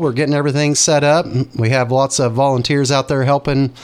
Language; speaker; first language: English; native; English